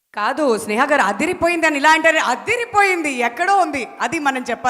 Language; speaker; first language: Telugu; native; Telugu